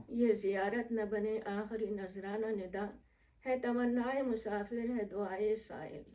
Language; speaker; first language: Urdu; native; Urdu